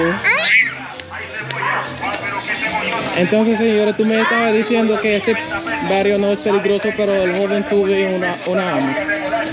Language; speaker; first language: Spanish; non-native, learner; English